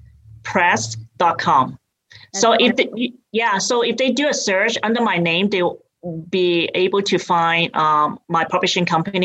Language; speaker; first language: English; native; English